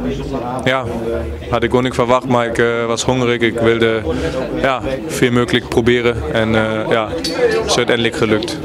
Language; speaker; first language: Dutch; non-native, fluent; German